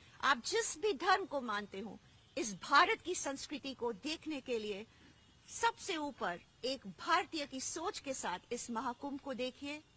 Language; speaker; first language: Hindi; native; Hindi